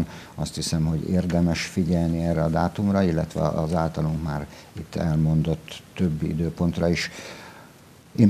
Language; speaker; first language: Hungarian; native; Hungarian